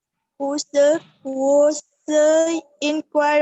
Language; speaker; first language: Chinese; non-native, learner; Indonesian